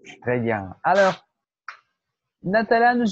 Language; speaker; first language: French; non-native, fluent; Portuguese